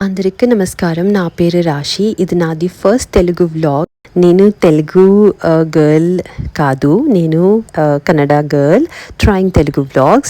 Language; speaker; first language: Telugu; non-native, learner; Kannada